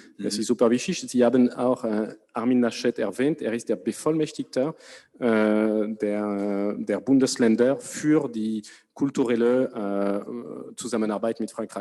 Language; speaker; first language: German; non-native, fluent; French